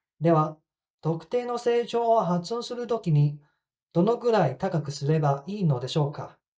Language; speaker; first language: Japanese; non-native, fluent; Cantonese